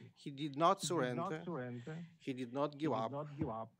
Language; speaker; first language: English; non-native, learner; Russian